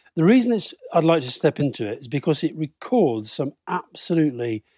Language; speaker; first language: English; native; English